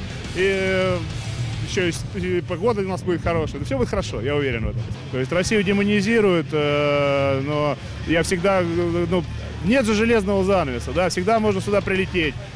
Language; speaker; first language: Russian; native; Russian